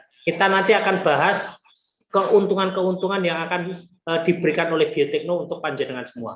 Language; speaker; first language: Indonesian; non-native, local second language; Javanese